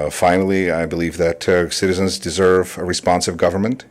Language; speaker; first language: English; non-native, fluent; Russian